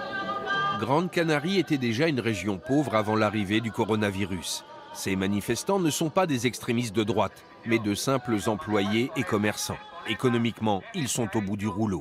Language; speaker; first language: French; native; French